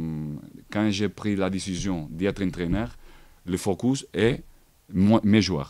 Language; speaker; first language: French; non-native, learner; Portuguese